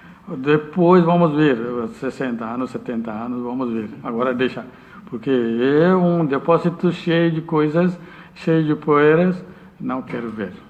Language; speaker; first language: Portuguese; non-native, learner; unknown